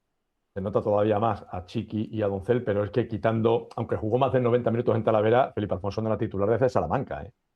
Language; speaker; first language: Spanish; native; Spanish